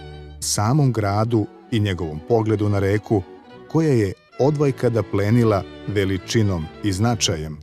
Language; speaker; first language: Bosnian; native; Bosnian